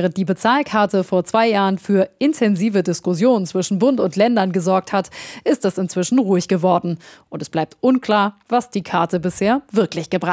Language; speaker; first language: German; native; German